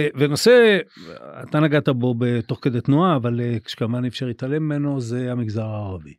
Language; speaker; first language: Hebrew; native; Hebrew